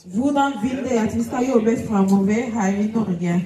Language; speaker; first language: Norwegian; non-native, fluent; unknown